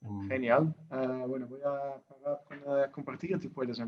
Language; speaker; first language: Spanish; non-native, learner; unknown